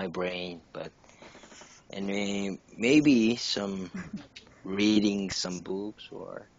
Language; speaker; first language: English; non-native, learner; Korean